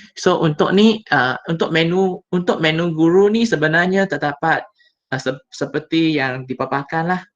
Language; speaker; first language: Malay; non-native, local second language; Chinese